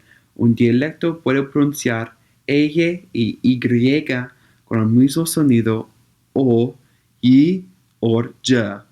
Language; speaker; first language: Spanish; non-native, learner; English